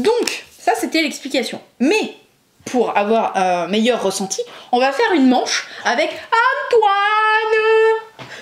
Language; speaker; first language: French; native; French